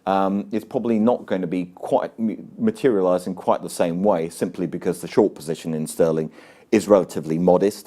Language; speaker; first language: English; native; English